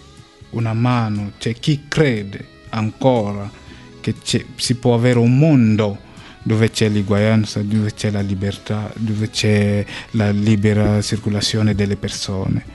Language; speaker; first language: Italian; non-native, fluent; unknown